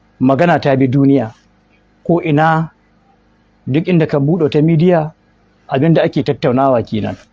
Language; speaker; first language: Hausa; native; Hausa